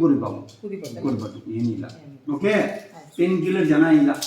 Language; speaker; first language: Kannada; non-native, local second language; Tibetan